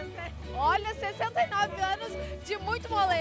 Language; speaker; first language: Portuguese; native; Portuguese